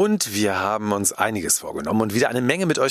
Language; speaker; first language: German; native; German